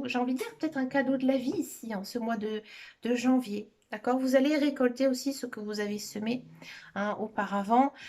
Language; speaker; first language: French; native; French